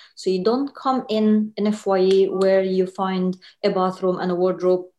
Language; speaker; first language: English; non-native, fluent; Arabic